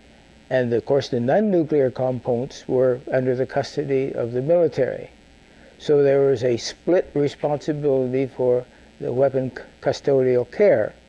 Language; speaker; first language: English; native; English